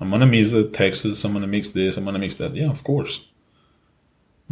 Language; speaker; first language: English; non-native, fluent; Spanish